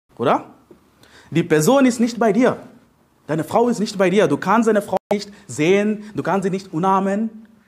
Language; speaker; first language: German; non-native, fluent; Telugu